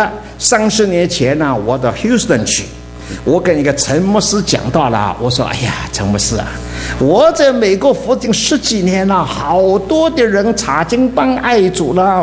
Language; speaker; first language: Chinese; native; Chinese